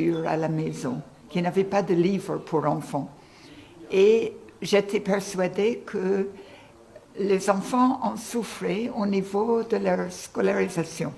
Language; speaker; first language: French; non-native, fluent; English